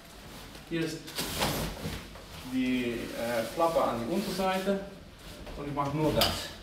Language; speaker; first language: German; non-native, fluent; Dutch